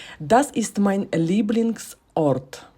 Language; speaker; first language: German; non-native, fluent; Ukrainian